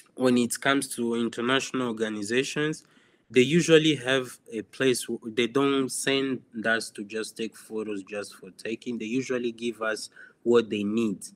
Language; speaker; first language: English; non-native, fluent; Swahili